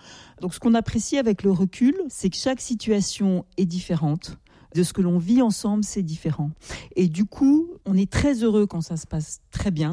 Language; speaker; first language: French; native; French